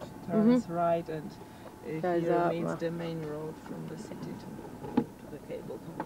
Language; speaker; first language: English; non-native, learner; Polish